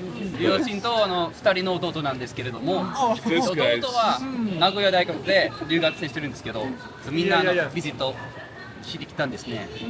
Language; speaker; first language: Japanese; native; Japanese